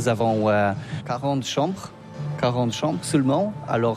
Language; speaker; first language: French; non-native, learner; Polish